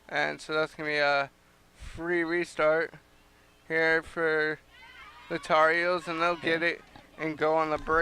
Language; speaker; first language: English; native; English